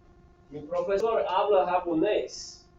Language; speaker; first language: Spanish; non-native, fluent; English